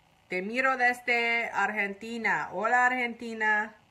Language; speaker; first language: Spanish; non-native, learner; Persian